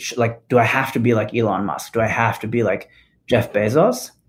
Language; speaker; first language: English; non-native, fluent; Japanese